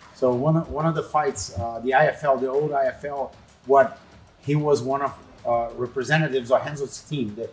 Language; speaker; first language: English; non-native, fluent; Portuguese